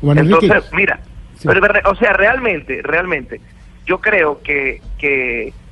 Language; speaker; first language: Spanish; native; Spanish